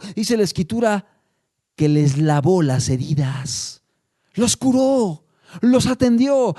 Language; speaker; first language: Spanish; native; Spanish